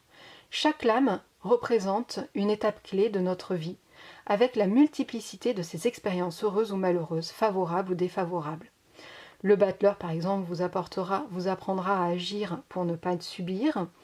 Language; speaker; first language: French; native; French